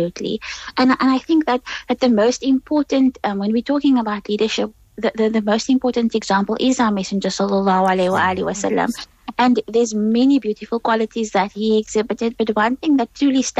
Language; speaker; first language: English; native; English